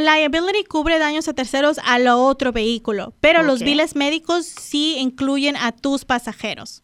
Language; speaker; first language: Spanish; native; Spanish